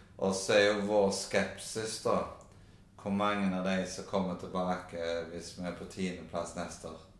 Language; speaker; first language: Norwegian; native; Norwegian